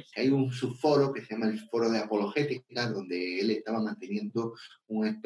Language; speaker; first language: Spanish; native; Spanish